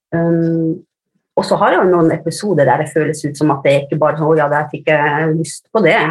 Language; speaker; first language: Norwegian; early bilingual, other home language; Finnish